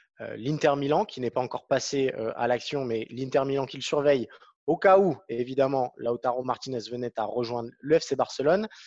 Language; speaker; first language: French; native; French